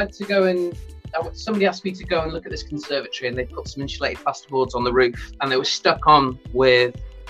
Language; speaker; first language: English; native; English